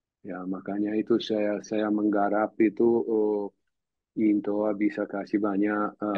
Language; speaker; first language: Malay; non-native, fluent; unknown